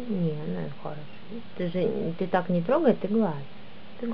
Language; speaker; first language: Russian; native; Russian